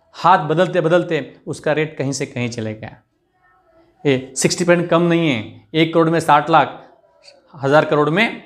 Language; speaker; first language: Hindi; non-native, local second language; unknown